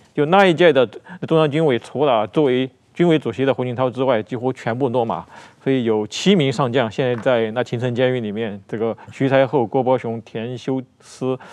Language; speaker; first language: Chinese; native; Chinese